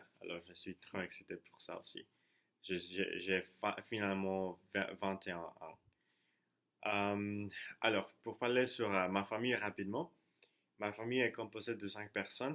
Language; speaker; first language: French; non-native, learner; Spanish